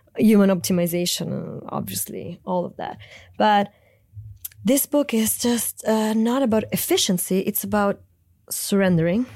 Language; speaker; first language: English; non-native, fluent; Italian